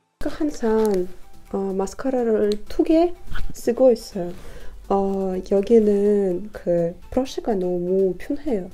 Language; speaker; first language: Korean; non-native, learner; Russian